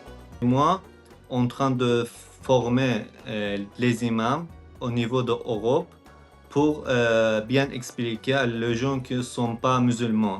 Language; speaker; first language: French; non-native, learner; Azerbaijani